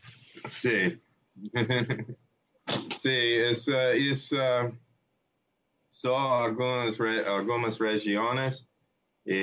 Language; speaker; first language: Portuguese; non-native, learner; English